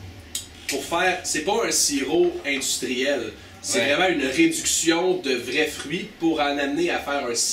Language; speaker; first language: French; native; French